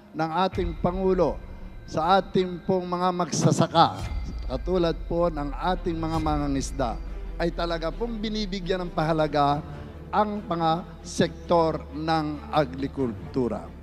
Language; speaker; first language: Filipino; native; Filipino